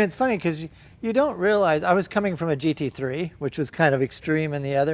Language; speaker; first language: English; native; English